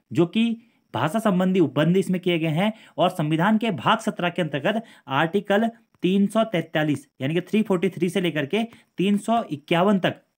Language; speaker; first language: Hindi; native; Hindi